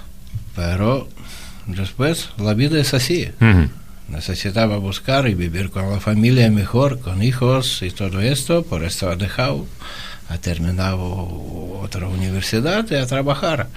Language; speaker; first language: Spanish; non-native, learner; Russian